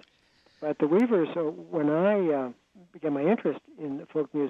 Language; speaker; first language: English; native; English